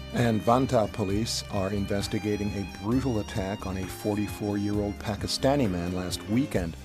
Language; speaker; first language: English; native; English